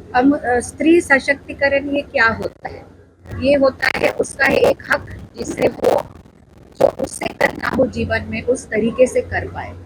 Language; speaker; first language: Hindi; non-native, local second language; Marathi